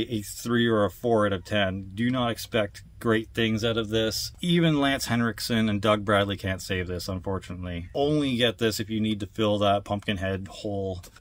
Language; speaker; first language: English; native; English